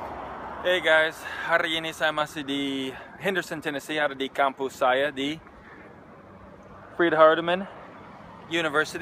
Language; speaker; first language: Indonesian; non-native, fluent; English